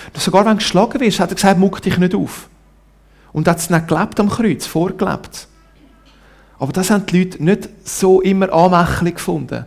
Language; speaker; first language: German; non-native, local second language; Italian